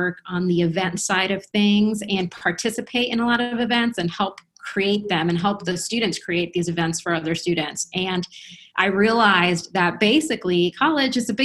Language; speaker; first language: English; early bilingual, other home language; Spanish